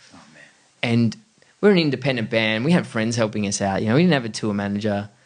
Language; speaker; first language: English; native; English